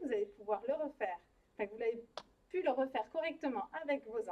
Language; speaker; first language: French; native; French